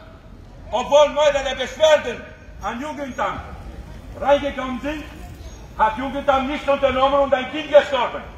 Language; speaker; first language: German; non-native, fluent; Romanian